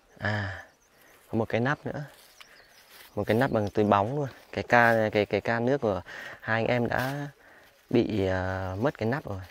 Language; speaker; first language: Vietnamese; native; Vietnamese